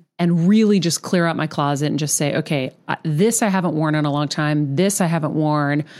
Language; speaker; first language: English; early bilingual, other home language; Greek